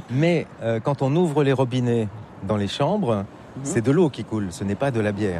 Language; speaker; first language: French; native; French